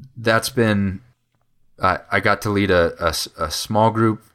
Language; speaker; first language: English; native; English